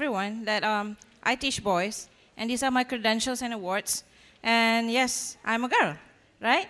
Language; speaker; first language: English; non-native, local second language; Malay